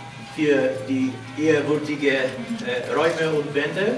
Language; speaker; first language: German; non-native, fluent; Polish